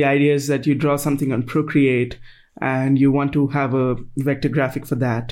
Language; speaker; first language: English; non-native, local second language; Hindi